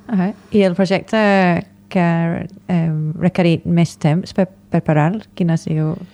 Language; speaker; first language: Catalan; non-native, fluent; English